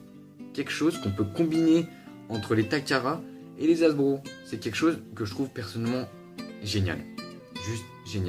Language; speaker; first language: French; native; French